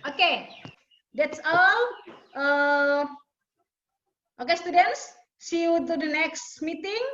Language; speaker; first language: English; non-native, fluent; Indonesian